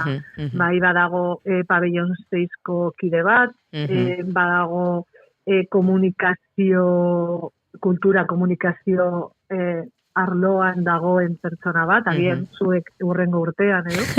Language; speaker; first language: Basque; non-native, local second language; Spanish